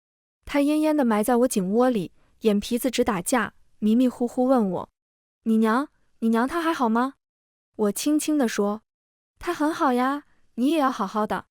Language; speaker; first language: Chinese; native; Chinese